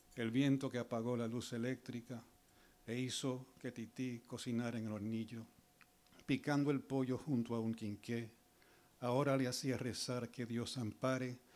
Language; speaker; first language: Spanish; early bilingual, heritage; Spanish